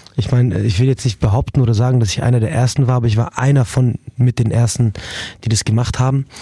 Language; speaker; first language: German; early bilingual, other home language; Arabic